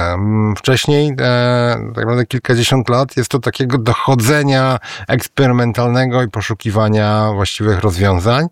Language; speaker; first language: Polish; native; Polish